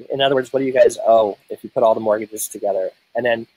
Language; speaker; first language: English; native; English